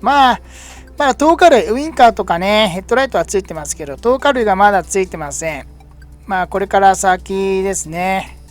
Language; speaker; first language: Japanese; native; Japanese